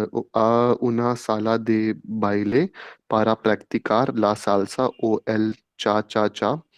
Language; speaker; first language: Spanish; non-native, learner; Hindi